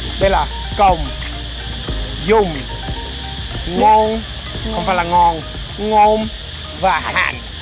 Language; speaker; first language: Vietnamese; non-native, fluent; English